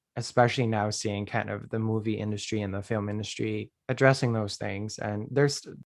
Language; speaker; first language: English; non-native, fluent; Dutch